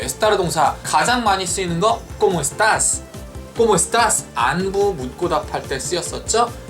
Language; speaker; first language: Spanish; non-native, fluent; Korean